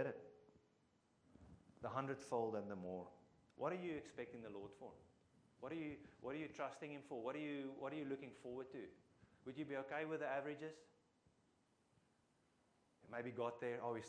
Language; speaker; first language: English; non-native, local second language; Afrikaans